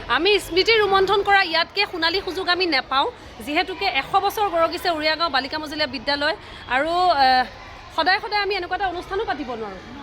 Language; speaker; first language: Assamese; native; Assamese